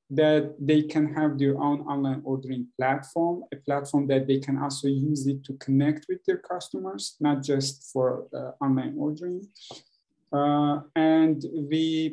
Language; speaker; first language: English; non-native, fluent; Persian